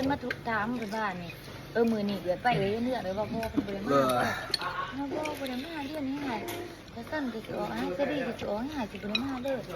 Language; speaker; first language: Thai; non-native, local second language; Lao